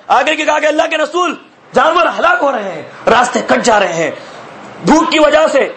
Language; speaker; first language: Urdu; native; Urdu